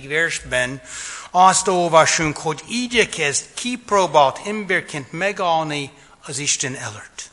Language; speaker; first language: Hungarian; non-native, fluent; English